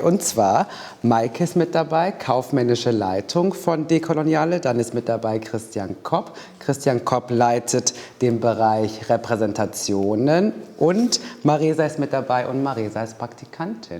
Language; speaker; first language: German; native; German